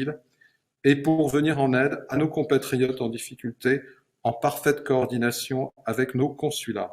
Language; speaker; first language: French; native; French